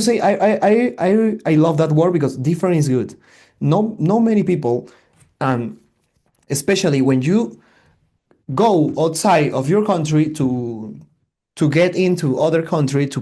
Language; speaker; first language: English; non-native, learner; Spanish